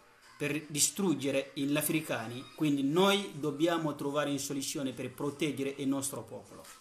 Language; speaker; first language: Italian; non-native, learner; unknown